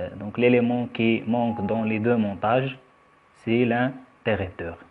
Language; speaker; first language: French; non-native, local second language; Arabic